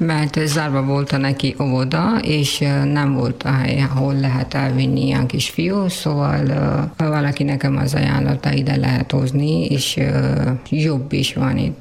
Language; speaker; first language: Hungarian; non-native, learner; Urdu